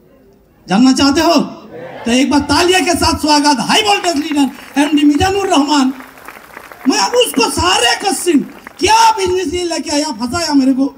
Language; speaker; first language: Hindi; non-native, local second language; Bangla